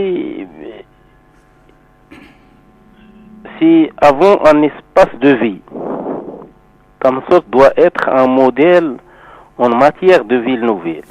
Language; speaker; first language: French; non-native, local second language; Arabic